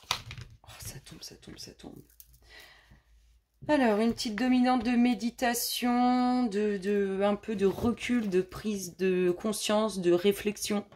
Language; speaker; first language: French; native; French